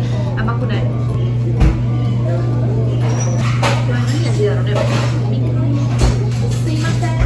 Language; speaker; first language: Japanese; non-native, fluent; Italian